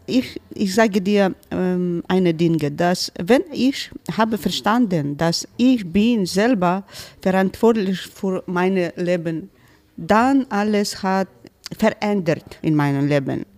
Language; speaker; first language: German; non-native, learner; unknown